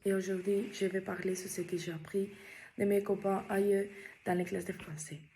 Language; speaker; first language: French; non-native, learner; Spanish